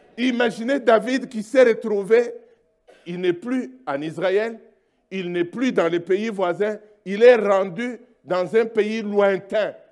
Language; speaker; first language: French; non-native, local second language; Luba-Lulua